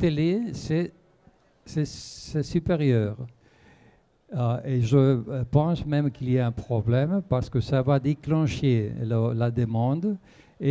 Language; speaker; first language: French; non-native, fluent; Spanish